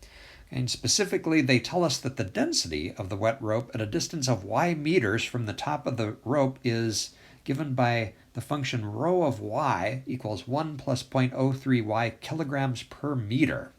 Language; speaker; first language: English; native; English